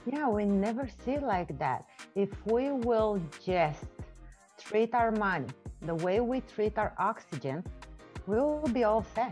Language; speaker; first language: English; non-native, fluent; Romanian